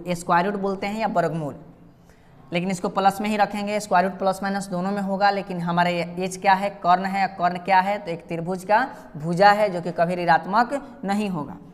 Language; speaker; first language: Hindi; native; Hindi